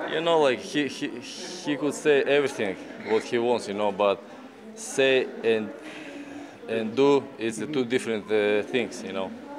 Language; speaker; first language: English; non-native, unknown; Russian